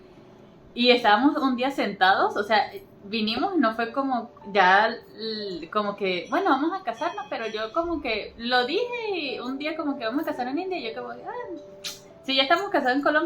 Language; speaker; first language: Spanish; native; Spanish